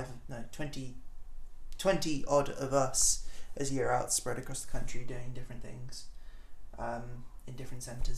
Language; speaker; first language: English; native; English